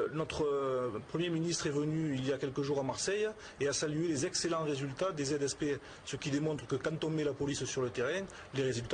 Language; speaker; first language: French; native; French